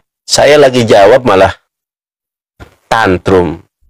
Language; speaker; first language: Indonesian; native; Indonesian